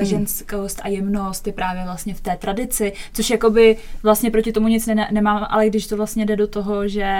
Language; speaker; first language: Czech; native; Czech